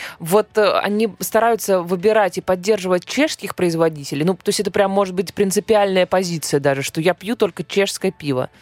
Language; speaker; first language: Russian; native; Russian